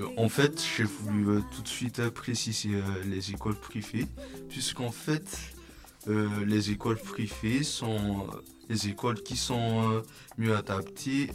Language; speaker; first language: French; non-native, local second language; Malagasy